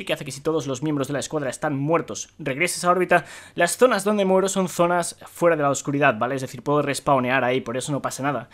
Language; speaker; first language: Spanish; native; Spanish